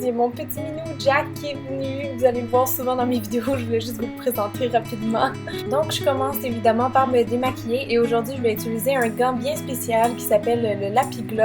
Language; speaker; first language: French; native; French